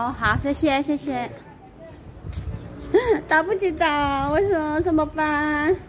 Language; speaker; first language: Chinese; non-native, learner; Filipino